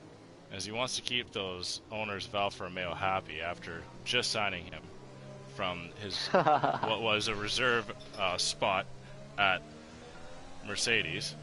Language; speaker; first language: English; native; English